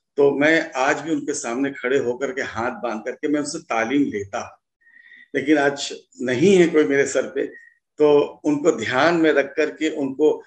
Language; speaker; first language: Hindi; native; Hindi